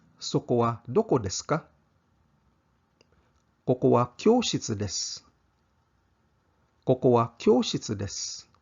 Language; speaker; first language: Japanese; non-native, fluent; Cebuano